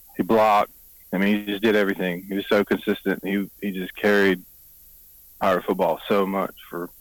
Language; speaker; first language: English; native; English